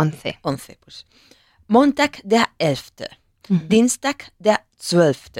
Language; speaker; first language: German; non-native, learner; Spanish